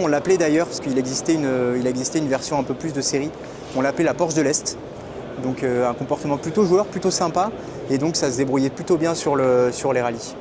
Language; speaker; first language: French; native; French